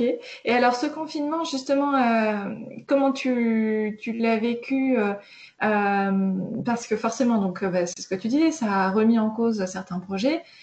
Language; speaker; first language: French; native; French